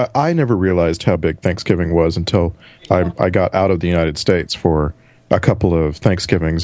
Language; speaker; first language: English; native; English